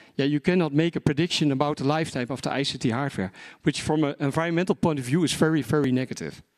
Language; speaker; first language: English; non-native, fluent; Dutch